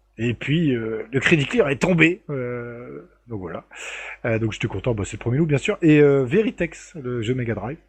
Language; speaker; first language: French; native; French